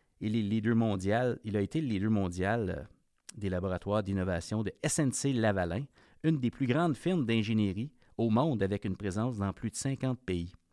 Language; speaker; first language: French; native; French